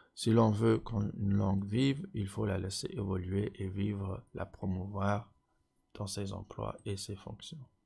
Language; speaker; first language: French; non-native, local second language; Luxembourgish